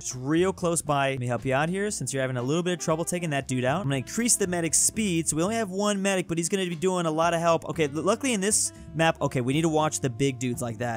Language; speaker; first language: English; native; English